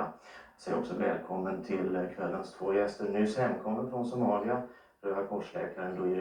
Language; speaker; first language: Swedish; native; Swedish